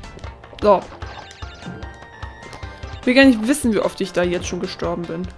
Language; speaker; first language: German; native; German